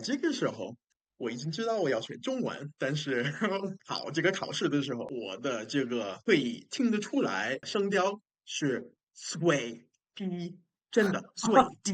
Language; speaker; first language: Chinese; non-native, fluent; English